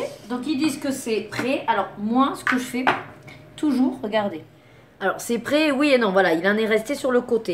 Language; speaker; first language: French; native; French